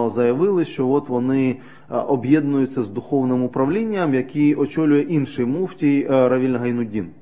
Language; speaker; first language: Ukrainian; native; Ukrainian